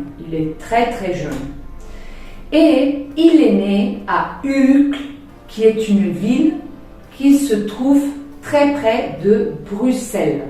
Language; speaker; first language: French; non-native, fluent; Spanish